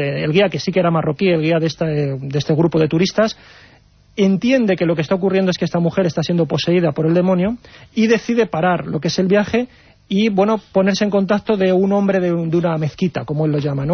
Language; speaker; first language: Spanish; native; Spanish